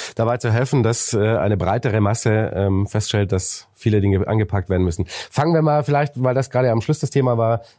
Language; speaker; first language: German; native; German